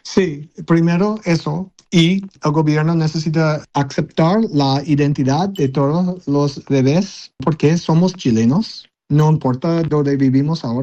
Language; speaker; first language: Spanish; non-native, learner; English